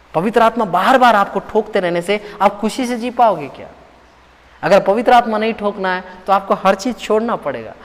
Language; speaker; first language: Hindi; non-native, local second language; Telugu